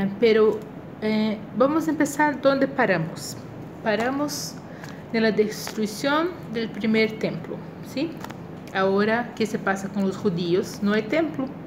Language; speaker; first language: Spanish; non-native, fluent; Portuguese